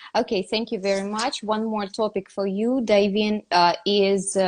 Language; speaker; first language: English; non-native, fluent; Russian